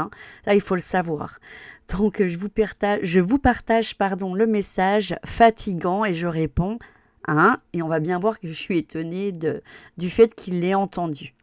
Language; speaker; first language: French; native; French